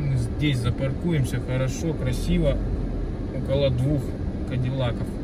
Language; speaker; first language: Russian; native; Russian